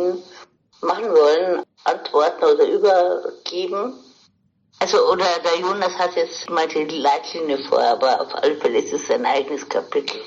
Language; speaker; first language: German; native; German